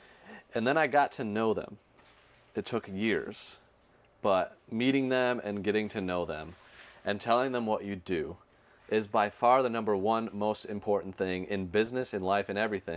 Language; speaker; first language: English; native; English